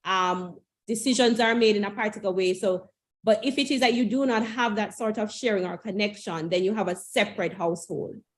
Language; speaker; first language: English; native; English